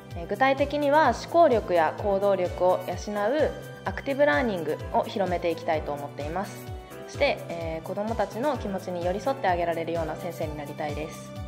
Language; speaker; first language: Japanese; non-native, fluent; Chinese